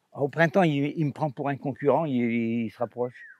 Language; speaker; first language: French; native; French